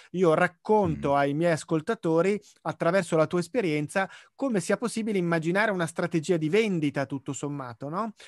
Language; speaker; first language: Italian; native; Italian